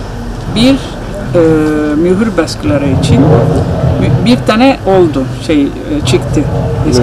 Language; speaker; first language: Turkish; non-native, learner; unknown